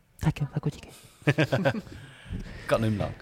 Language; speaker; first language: German; native; German